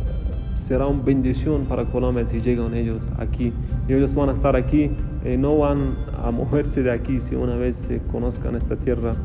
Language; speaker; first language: Spanish; non-native, fluent; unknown